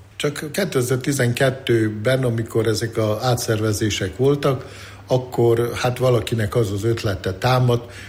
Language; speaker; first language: Hungarian; native; Hungarian